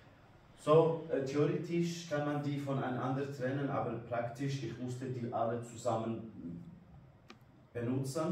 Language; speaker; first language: German; non-native, learner; Kurdish